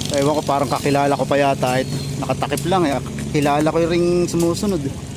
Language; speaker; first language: Filipino; native; Filipino